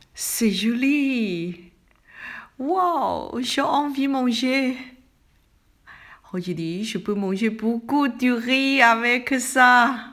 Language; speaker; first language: French; non-native, learner; Chinese